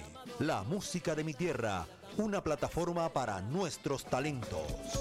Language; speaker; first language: Spanish; native; Spanish